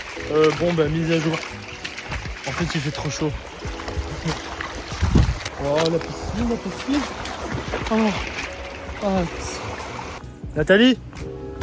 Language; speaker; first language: French; native; French